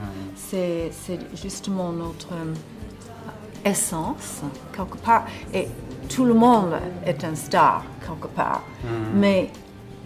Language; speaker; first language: French; non-native, fluent; English